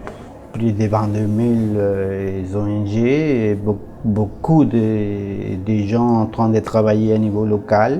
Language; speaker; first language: French; non-native, learner; Spanish